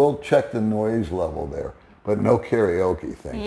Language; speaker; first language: English; native; English